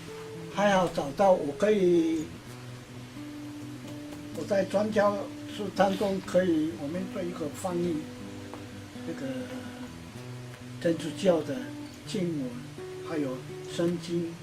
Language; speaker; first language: Chinese; non-native, local second language; Amis